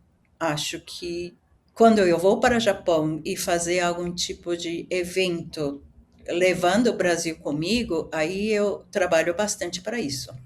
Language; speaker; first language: Portuguese; early bilingual, other home language; Japanese